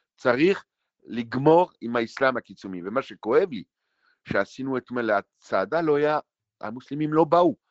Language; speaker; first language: Hebrew; non-native, fluent; French